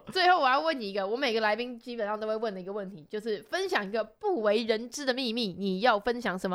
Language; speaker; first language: Chinese; native; Chinese